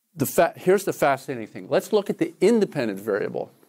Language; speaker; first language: English; native; English